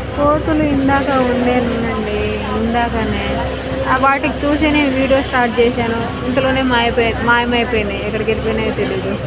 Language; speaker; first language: Telugu; non-native, local second language; Lambadi